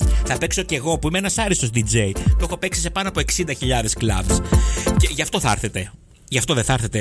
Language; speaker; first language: Greek; native; Greek